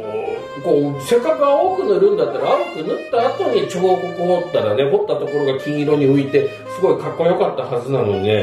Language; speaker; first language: Japanese; native; Japanese